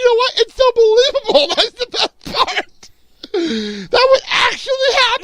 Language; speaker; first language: English; native; English